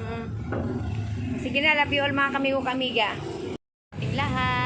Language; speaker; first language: Filipino; non-native, local second language; Cebuano